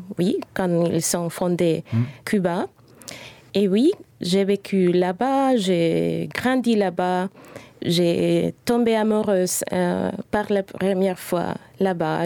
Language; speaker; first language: French; non-native, fluent; Spanish